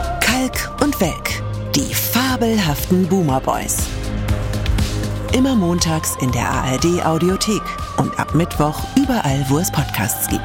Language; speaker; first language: German; native; German